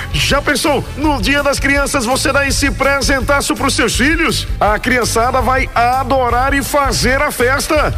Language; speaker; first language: Portuguese; native; Portuguese